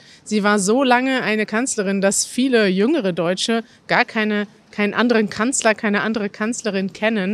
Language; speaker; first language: German; native; German